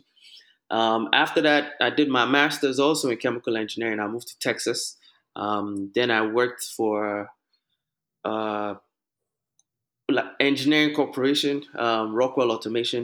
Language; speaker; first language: English; non-native, local second language; Yoruba